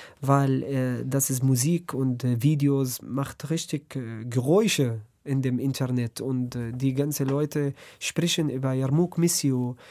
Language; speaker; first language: German; non-native, learner; Arabic